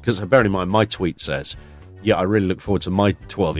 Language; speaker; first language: English; native; English